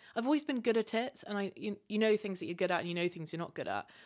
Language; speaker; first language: English; native; English